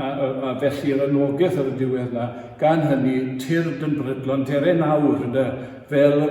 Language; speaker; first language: Welsh; native; Welsh